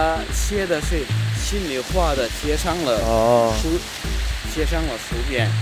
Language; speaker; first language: Chinese; non-native, learner; Turkmen